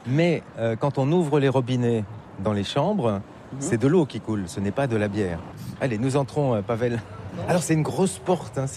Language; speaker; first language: French; native; French